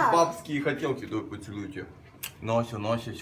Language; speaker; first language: Russian; native; Russian